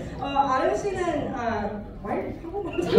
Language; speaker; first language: Korean; early bilingual, heritage; English